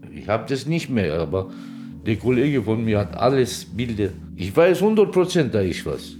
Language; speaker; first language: German; non-native, learner; Turkish